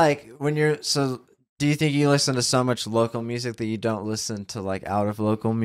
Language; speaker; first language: English; native; English